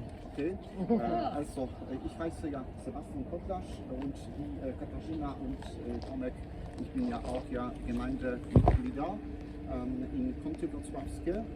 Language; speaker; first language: German; non-native, learner; Polish